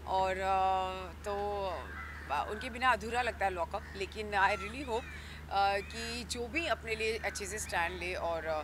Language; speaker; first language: Hindi; native; Hindi